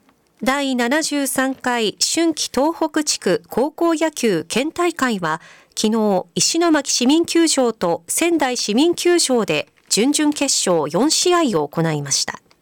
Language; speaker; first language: Japanese; native; Japanese